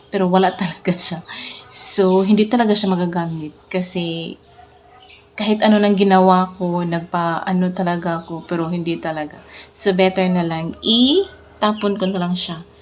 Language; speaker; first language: Filipino; non-native, local second language; Cebuano